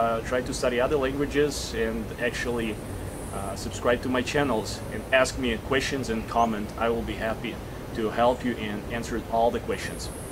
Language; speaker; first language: English; non-native, fluent; Ukrainian